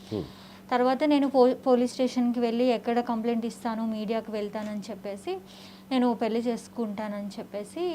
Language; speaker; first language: Telugu; native; Telugu